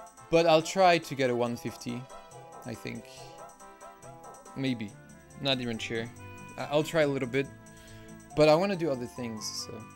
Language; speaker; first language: English; non-native, fluent; French